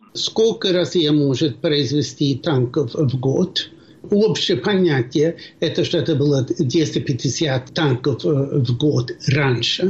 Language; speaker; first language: Russian; non-native, fluent; Swedish